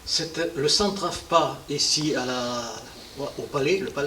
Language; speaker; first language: French; native; French